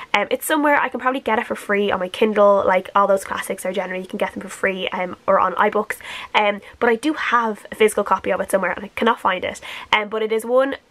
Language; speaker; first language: English; native; English